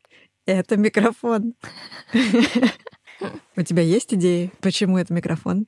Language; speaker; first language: Russian; native; Russian